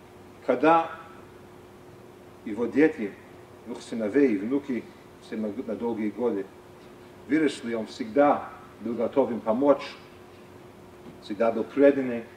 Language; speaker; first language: Russian; non-native, fluent; English